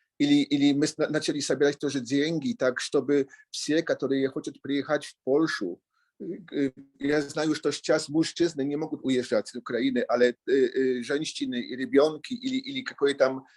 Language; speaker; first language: Russian; non-native, learner; Polish